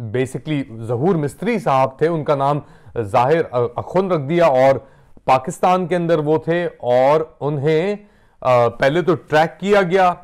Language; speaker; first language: Urdu; native; Urdu